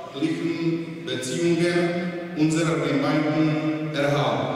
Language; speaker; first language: German; non-native, fluent; Czech